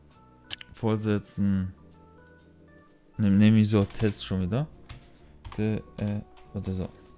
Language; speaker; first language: German; non-native, learner; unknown